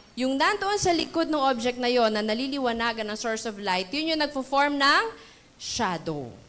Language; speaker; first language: Filipino; native; Filipino